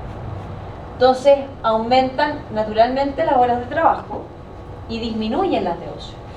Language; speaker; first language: Spanish; native; Spanish